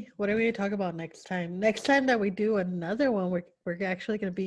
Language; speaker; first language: English; early bilingual, other home language; Spanish